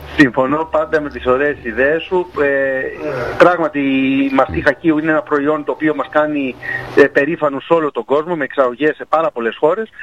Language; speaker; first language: Greek; native; Greek